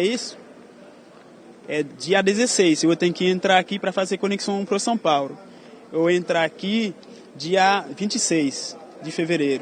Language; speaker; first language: Portuguese; non-native, learner; Haitian Creole